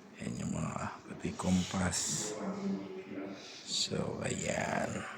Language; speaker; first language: Filipino; native; Filipino